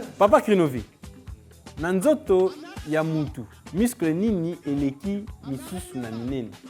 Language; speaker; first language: Lingala; native; Lingala